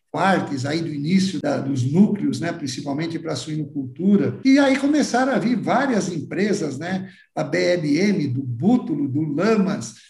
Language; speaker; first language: Portuguese; early bilingual, other home language; Italian